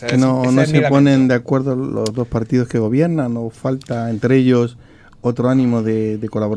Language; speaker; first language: Spanish; native; Spanish